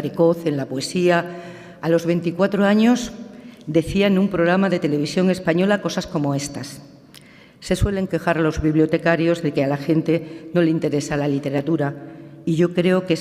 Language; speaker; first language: Spanish; native; Spanish